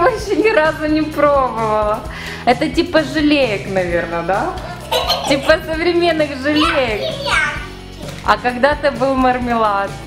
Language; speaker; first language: Russian; native; Russian